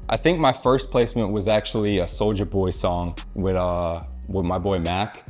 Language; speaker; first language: English; native; English